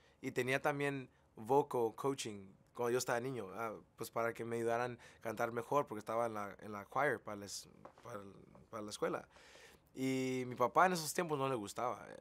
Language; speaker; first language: Spanish; early bilingual, heritage; English